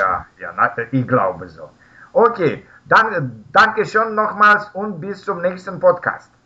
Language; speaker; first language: German; non-native, learner; Russian